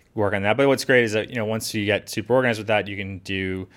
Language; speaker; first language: English; native; English